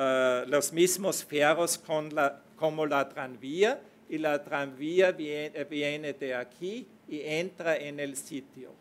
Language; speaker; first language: Spanish; non-native, fluent; German